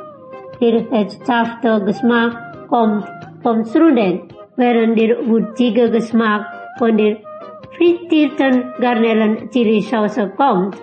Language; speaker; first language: German; non-native, learner; Indonesian